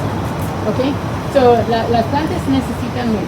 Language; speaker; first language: Spanish; non-native, learner; English